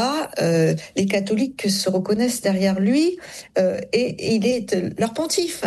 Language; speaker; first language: French; native; French